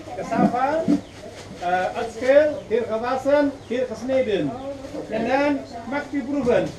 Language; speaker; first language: Dutch; non-native, learner; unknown